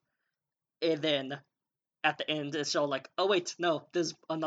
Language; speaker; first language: English; native; English